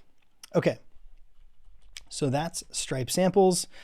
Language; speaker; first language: English; native; English